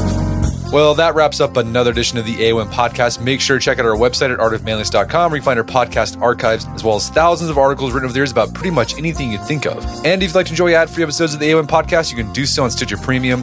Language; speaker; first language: English; native; English